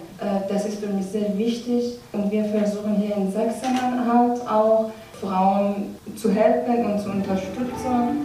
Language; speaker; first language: German; non-native, learner; Persian